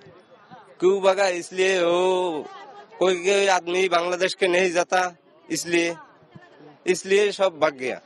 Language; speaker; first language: Hindi; non-native, learner; Bangla